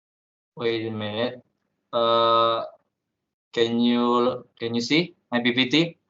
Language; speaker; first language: English; non-native, learner; Indonesian